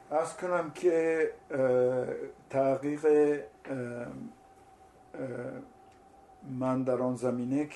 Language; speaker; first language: Persian; non-native, fluent; Italian